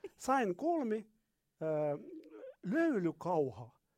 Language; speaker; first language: Finnish; non-native, learner; Arabic